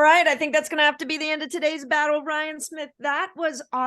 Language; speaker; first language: English; native; English